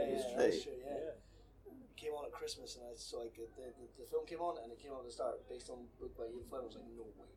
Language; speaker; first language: English; native; English